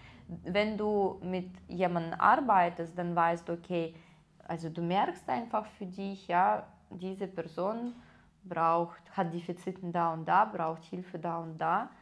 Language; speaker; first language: German; non-native, fluent; Russian